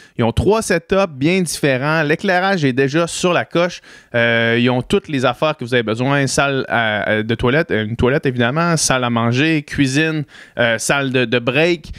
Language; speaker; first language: French; native; French